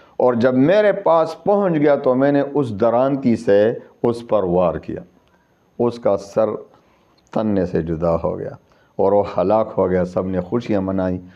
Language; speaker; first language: Urdu; non-native, local second language; Pashto